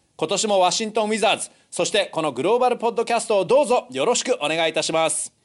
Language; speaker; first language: Japanese; native; Japanese